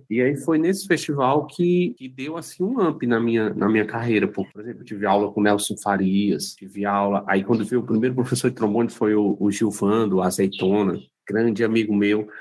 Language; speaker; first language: Portuguese; native; Portuguese